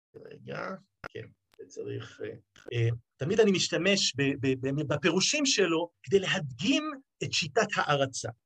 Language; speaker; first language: Hebrew; native; Hebrew